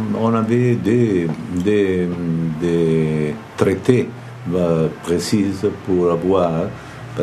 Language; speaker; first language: French; non-native, fluent; Italian